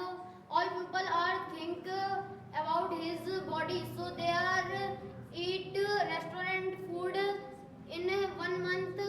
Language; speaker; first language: English; non-native, learner; Hindi